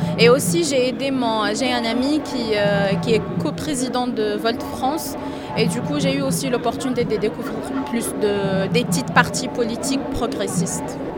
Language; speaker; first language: French; non-native, local second language; Arabic